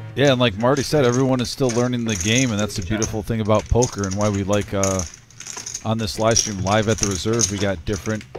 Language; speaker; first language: English; native; English